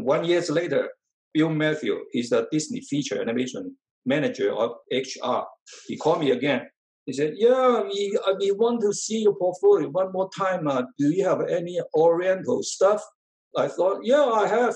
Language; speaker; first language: English; non-native, fluent; Chinese